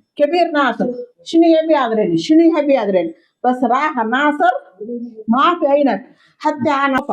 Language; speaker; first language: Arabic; non-native, learner; Telugu